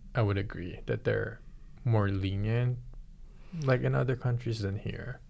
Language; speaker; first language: English; early bilingual, other home language; Filipino